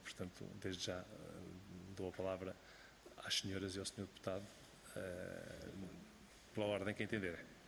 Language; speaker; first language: Portuguese; native; Portuguese